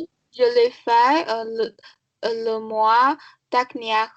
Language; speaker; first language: French; non-native, learner; Chinese